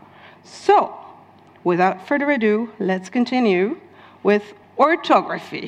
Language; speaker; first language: English; non-native, fluent; Dutch